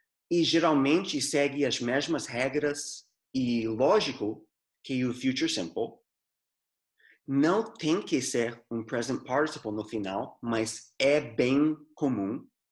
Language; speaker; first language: Portuguese; non-native, fluent; English